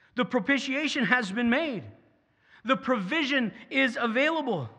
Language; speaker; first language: English; native; English